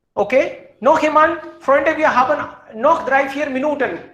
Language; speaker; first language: German; non-native, fluent; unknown